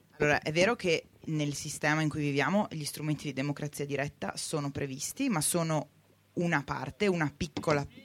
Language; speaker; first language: Italian; native; Italian